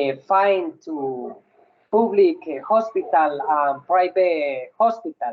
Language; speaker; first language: English; non-native, learner; Spanish